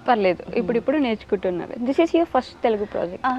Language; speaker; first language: Telugu; native; Telugu